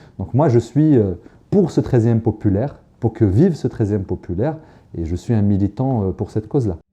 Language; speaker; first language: French; non-native, local second language; Arabic